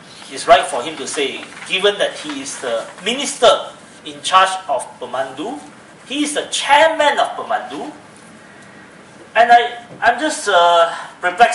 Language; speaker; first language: English; non-native, local second language; Chinese